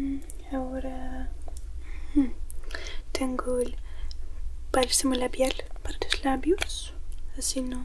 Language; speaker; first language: Spanish; non-native, learner; English